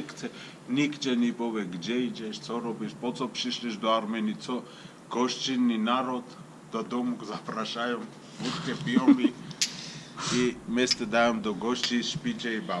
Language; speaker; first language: Polish; non-native, fluent; Armenian